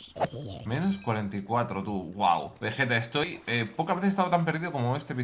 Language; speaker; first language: Spanish; native; Spanish